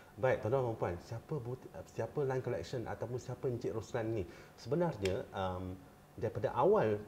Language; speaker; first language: Malay; non-native, local second language; Chinese